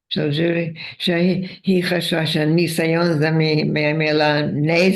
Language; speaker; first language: Hebrew; non-native, fluent; Yiddish